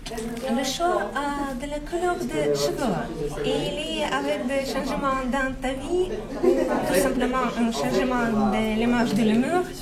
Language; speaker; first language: French; non-native, fluent; Russian